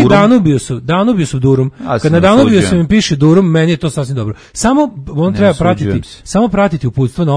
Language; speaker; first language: Serbian; native; Serbian